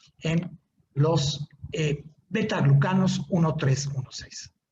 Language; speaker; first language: Spanish; native; Spanish